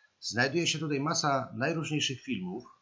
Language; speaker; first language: Polish; native; Polish